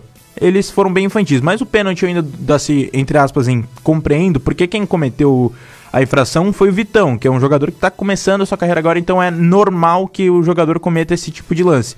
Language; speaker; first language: Portuguese; native; Portuguese